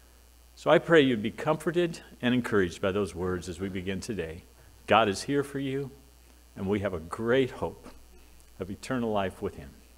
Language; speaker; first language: English; native; English